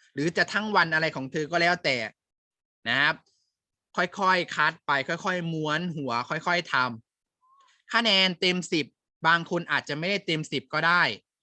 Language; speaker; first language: Thai; native; Thai